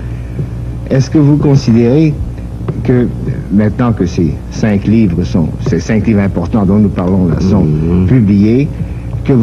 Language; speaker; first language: French; native; French